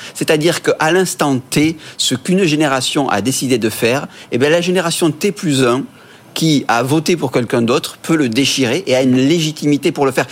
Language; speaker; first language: French; native; French